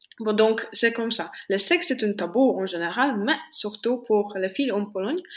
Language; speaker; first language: French; non-native, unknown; Polish